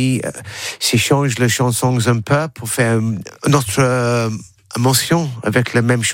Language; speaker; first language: French; non-native, learner; English